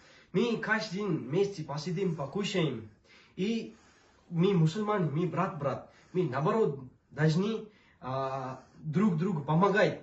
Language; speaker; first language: Russian; non-native, learner; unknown